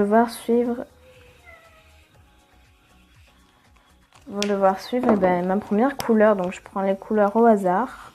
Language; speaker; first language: French; native; French